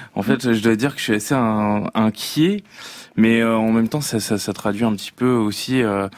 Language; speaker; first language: French; native; French